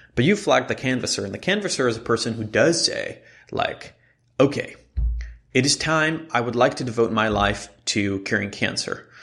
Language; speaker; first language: English; non-native, fluent; Hebrew